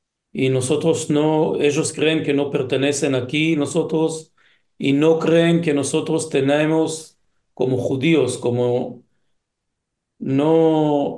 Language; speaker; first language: Spanish; non-native, fluent; Hebrew